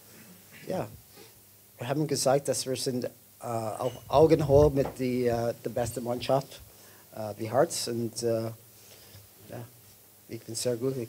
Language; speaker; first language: German; non-native, learner; English